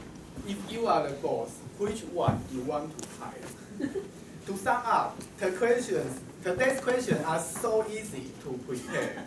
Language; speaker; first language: English; non-native, fluent; Chinese